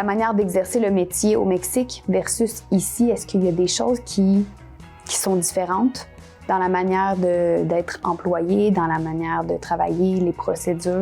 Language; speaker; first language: French; native; French